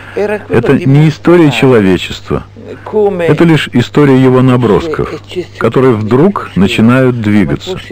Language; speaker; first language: Russian; native; Russian